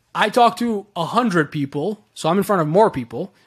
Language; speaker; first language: English; early bilingual, other home language; Persian